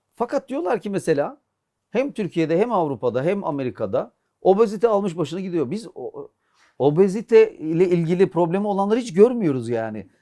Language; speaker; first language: Turkish; native; Turkish